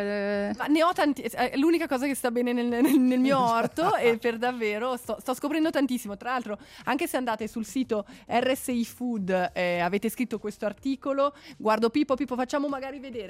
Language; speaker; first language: Italian; native; Italian